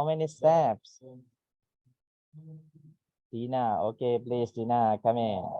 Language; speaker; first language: English; non-native, fluent; Indonesian